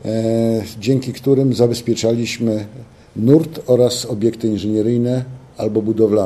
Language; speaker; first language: Polish; native; Polish